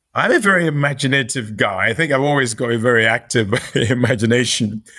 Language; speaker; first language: English; non-native, local second language; Yoruba